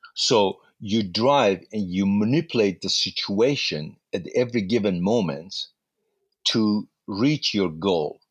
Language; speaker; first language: English; non-native, fluent; Persian